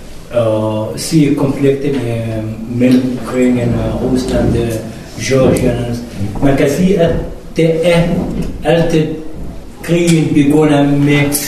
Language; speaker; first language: Danish; non-native, learner; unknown